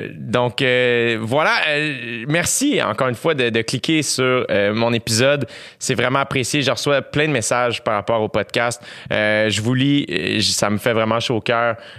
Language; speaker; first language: French; native; French